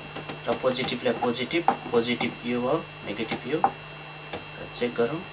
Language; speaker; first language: Nepali; native; Nepali